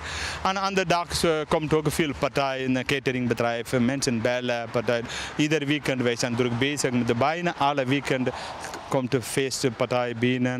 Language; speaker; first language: Dutch; non-native, learner; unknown